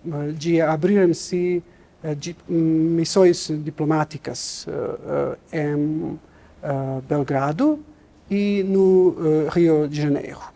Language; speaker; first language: Portuguese; non-native, learner; Serbian